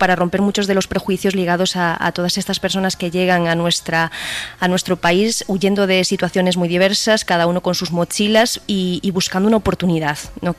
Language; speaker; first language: Spanish; native; Spanish